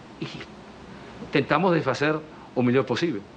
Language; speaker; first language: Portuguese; non-native, learner; Spanish